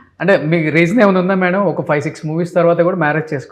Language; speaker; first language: Telugu; native; Telugu